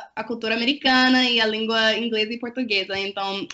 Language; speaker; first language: Portuguese; non-native, fluent; English